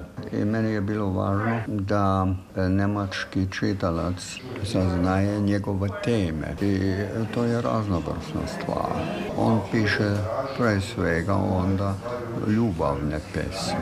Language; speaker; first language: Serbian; non-native, fluent; German